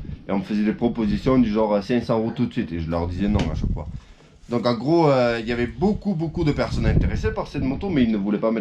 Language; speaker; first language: French; native; French